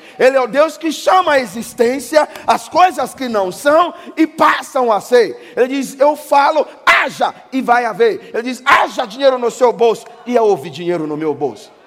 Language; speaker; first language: Portuguese; non-native, fluent; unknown